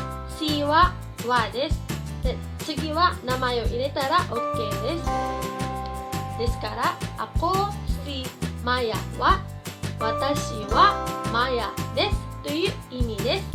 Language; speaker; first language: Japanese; non-native, fluent; Filipino